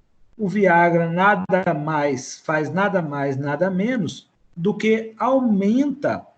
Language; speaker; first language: Portuguese; native; Portuguese